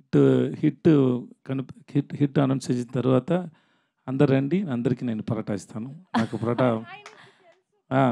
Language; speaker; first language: Telugu; non-native, learner; Tamil